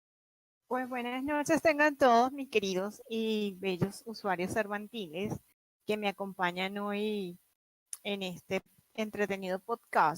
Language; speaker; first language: Spanish; native; Spanish